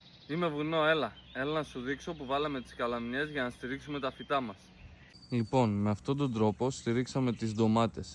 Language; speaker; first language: Greek; native; Greek